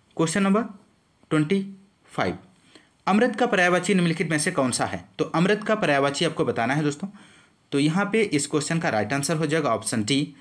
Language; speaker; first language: Hindi; native; Hindi